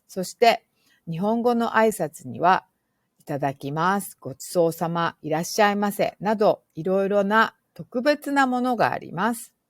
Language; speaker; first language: Japanese; non-native, fluent; English